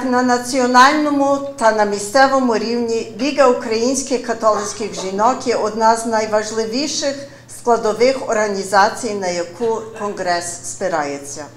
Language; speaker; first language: Ukrainian; early bilingual, heritage; Ukrainian